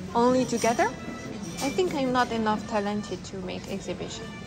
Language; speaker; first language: English; non-native, learner; French